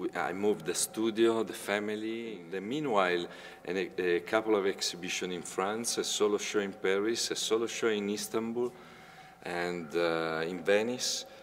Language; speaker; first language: English; non-native, fluent; Italian